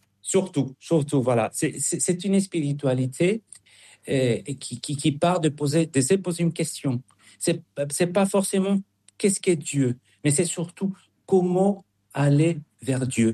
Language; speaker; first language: French; non-native, fluent; Spanish